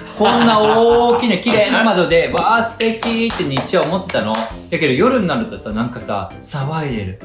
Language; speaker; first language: Japanese; native; Japanese